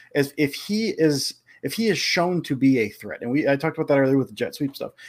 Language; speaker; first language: English; native; English